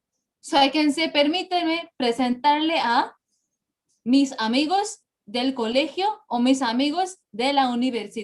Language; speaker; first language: Spanish; non-native, fluent; Bangla